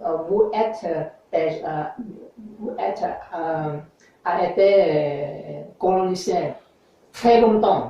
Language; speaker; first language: French; non-native, learner; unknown